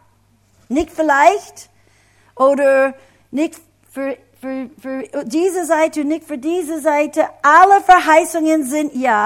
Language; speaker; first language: German; non-native, fluent; English